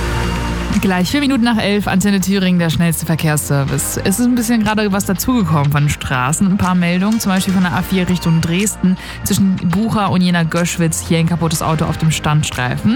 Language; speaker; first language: German; native; German